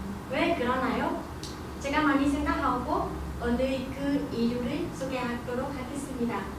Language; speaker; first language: Korean; non-native, learner; Vietnamese